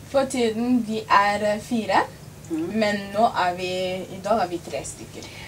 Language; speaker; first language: Norwegian; early bilingual, other home language; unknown